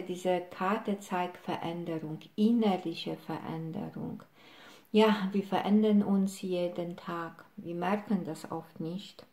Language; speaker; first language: German; non-native, fluent; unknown